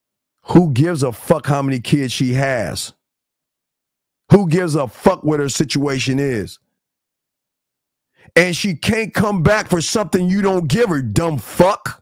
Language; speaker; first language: English; native; English